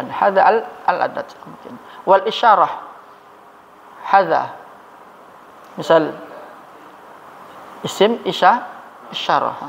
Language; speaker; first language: Arabic; non-native, fluent; Indonesian